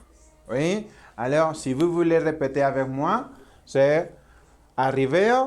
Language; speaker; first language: French; non-native, learner; Spanish